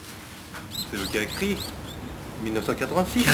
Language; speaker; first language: French; non-native, fluent; Japanese